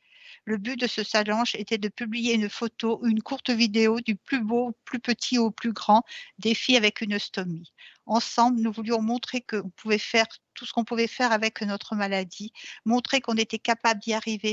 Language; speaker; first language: French; native; French